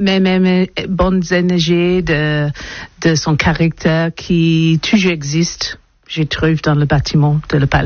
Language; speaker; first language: French; non-native, learner; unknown